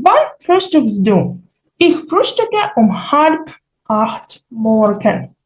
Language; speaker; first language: German; non-native, learner; Ukrainian